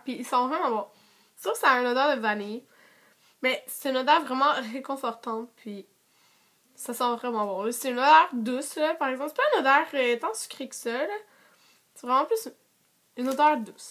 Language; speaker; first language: French; native; French